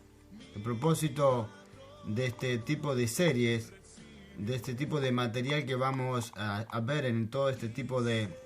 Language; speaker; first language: Spanish; non-native, fluent; French